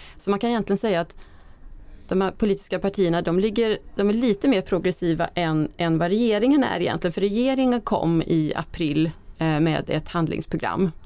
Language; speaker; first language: Swedish; native; Swedish